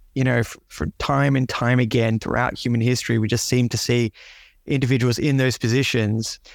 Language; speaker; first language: English; native; English